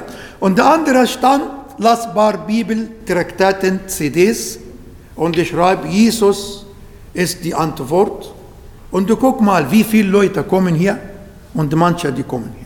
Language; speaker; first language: German; non-native, learner; Arabic